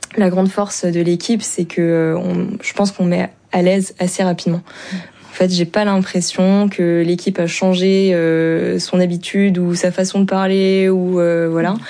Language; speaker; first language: French; native; French